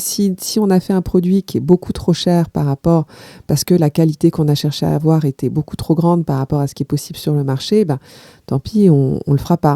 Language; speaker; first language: French; native; French